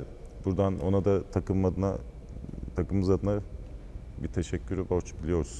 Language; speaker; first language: Turkish; native; Turkish